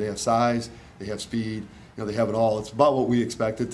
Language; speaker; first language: English; native; English